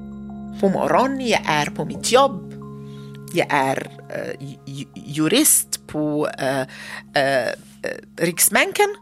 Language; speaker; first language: Swedish; non-native, learner; Arabic